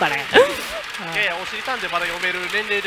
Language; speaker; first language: Japanese; native; Japanese